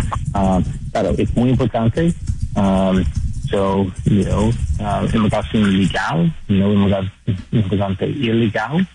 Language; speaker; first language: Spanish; non-native, learner; English